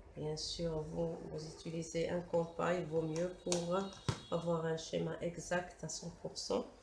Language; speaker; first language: French; non-native, local second language; Arabic